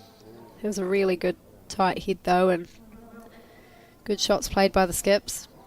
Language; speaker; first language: English; native; English